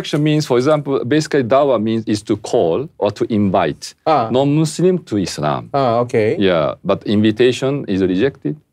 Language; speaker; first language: English; non-native, fluent; Japanese